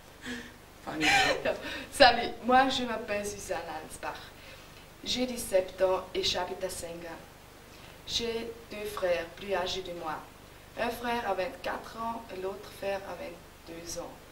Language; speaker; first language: French; non-native, learner; German